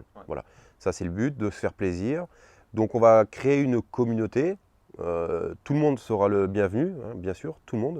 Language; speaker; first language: French; native; French